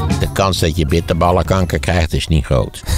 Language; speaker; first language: Dutch; native; Dutch